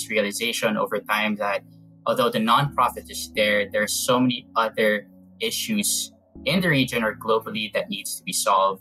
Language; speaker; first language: English; non-native, local second language; Filipino